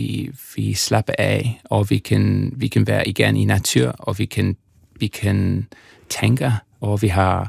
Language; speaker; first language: Danish; non-native, fluent; English